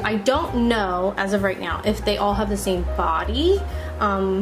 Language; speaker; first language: English; native; English